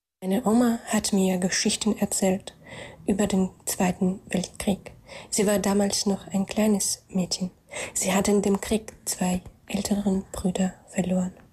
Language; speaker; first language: German; non-native, fluent; Russian